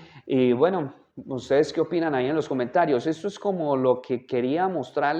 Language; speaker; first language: Spanish; native; Spanish